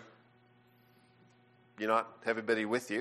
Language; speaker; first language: English; native; English